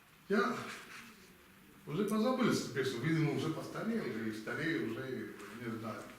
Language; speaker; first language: Russian; non-native, fluent; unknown